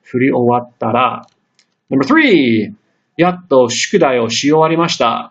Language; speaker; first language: Japanese; non-native, fluent; English